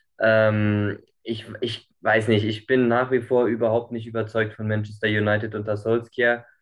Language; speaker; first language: German; native; German